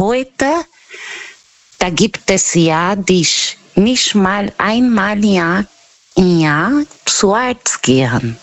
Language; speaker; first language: German; non-native, fluent; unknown